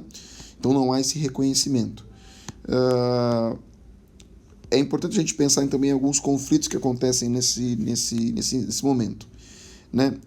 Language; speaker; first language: Portuguese; native; Portuguese